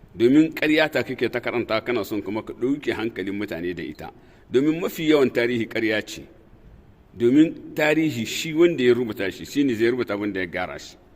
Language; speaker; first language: Hausa; non-native, local second language; Tamasheq